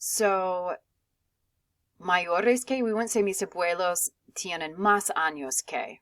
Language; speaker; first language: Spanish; non-native, fluent; English